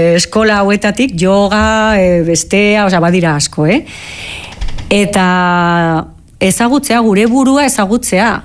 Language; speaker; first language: Basque; non-native, local second language; Spanish